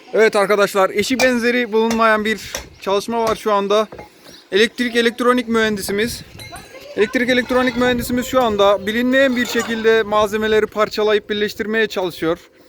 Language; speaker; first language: Turkish; native; Turkish